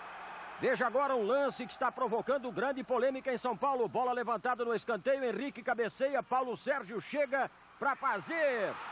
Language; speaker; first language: Portuguese; native; Portuguese